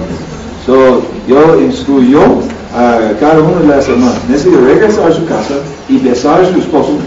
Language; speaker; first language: Spanish; non-native, learner; English